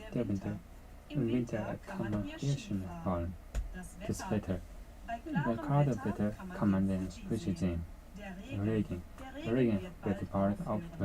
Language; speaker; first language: German; non-native, learner; Japanese